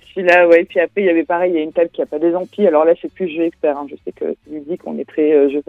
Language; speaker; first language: French; native; French